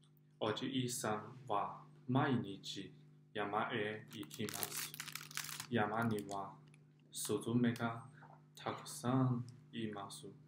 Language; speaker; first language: Japanese; non-native, learner; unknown